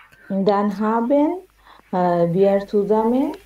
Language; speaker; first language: German; non-native, learner; Bangla